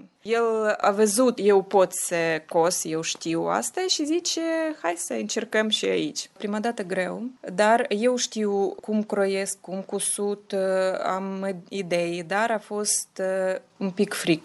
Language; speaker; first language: Romanian; non-native, learner; Ukrainian